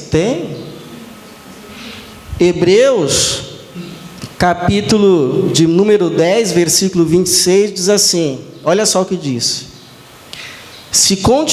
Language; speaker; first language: Portuguese; native; Portuguese